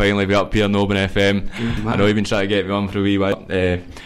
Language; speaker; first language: English; native; English